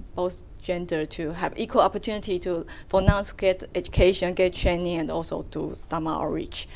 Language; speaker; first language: English; non-native, fluent; Chinese